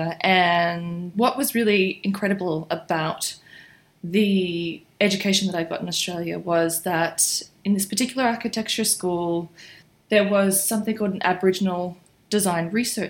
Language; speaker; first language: English; native; English